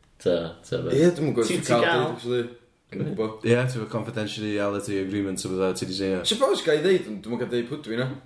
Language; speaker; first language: Welsh; native; Welsh